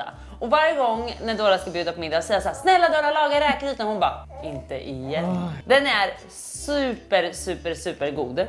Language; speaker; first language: Swedish; native; Swedish